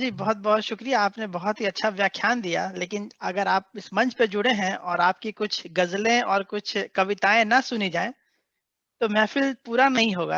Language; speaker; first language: Hindi; native; Hindi